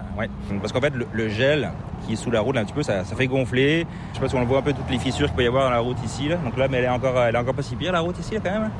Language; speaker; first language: French; native; French